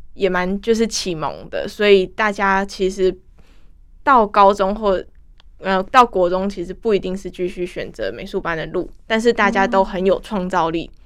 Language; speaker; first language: Chinese; native; Chinese